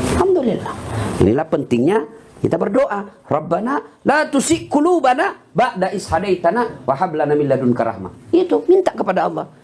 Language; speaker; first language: Indonesian; non-native, local second language; Buginese